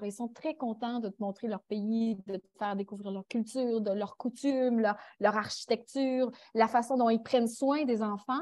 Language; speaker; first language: French; native; French